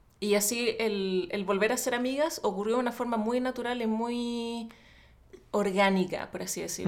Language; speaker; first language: Spanish; native; Spanish